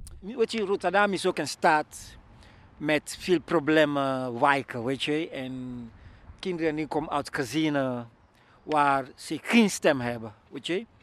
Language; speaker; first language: Dutch; non-native, learner; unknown